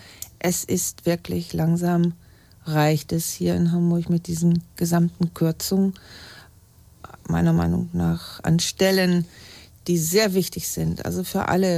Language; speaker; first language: German; native; German